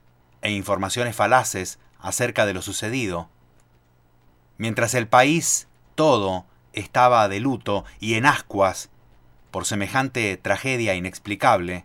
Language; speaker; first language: Spanish; native; Spanish